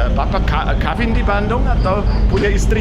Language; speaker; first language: Indonesian; non-native, fluent; German